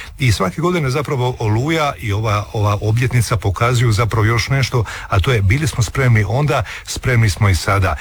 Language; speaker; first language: Croatian; native; Croatian